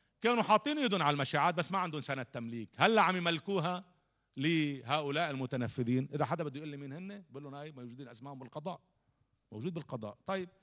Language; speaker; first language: Arabic; native; Arabic